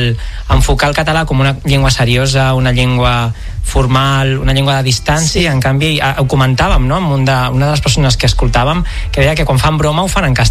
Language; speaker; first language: Catalan; native; Catalan